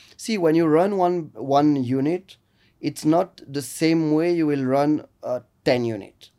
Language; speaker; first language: English; non-native, fluent; French